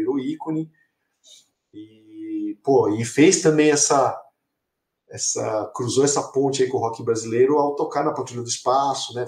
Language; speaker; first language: Portuguese; native; Portuguese